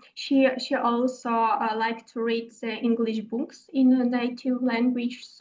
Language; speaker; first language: English; non-native, learner; Ukrainian